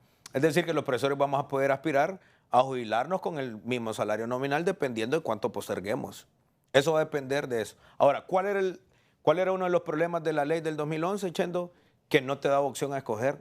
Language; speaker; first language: Spanish; native; Spanish